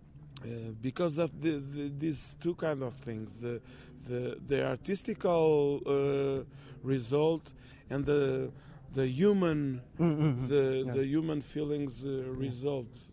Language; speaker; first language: English; non-native, fluent; Portuguese